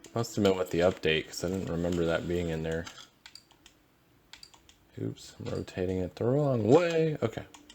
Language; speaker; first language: English; native; English